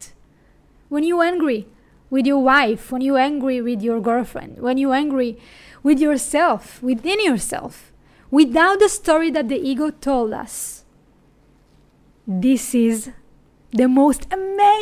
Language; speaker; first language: English; non-native, fluent; Hebrew